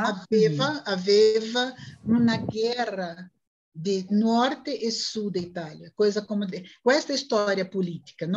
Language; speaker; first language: Italian; non-native, learner; Portuguese